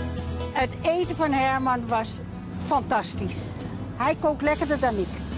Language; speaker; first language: Dutch; native; Dutch